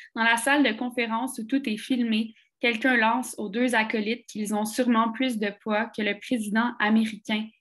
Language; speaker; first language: French; native; French